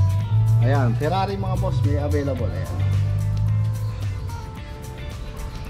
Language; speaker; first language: Filipino; native; Filipino